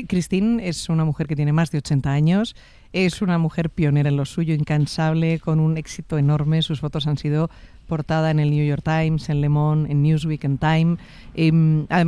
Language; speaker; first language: Spanish; native; Spanish